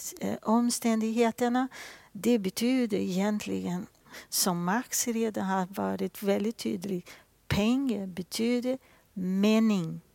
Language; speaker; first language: Swedish; non-native, fluent; Portuguese